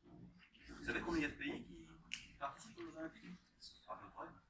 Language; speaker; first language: French; native; French